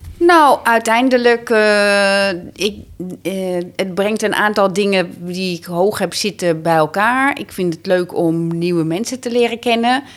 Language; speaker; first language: Dutch; native; Dutch